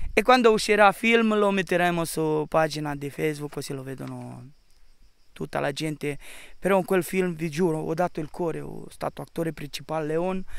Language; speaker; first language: Italian; non-native, fluent; Romanian